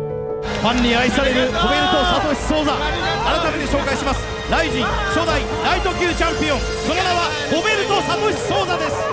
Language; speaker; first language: Japanese; native; Japanese